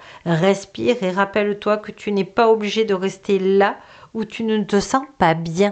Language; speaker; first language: French; native; French